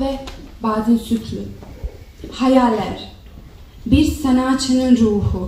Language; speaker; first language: Turkish; non-native, learner; Bosnian